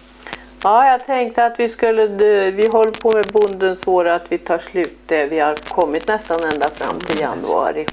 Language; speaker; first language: Swedish; native; Swedish